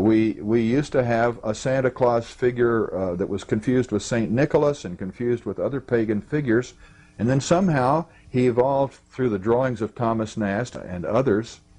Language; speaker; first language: English; native; English